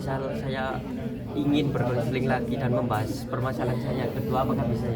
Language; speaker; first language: Indonesian; native; Indonesian